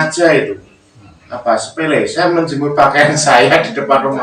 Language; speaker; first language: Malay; non-native, local second language; Javanese